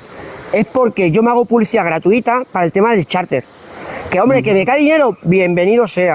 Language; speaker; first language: Spanish; native; Spanish